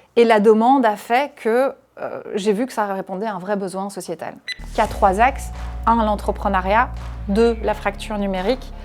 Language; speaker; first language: French; early bilingual, other home language; Arabic